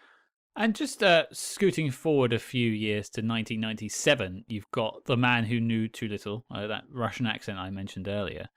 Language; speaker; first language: English; native; English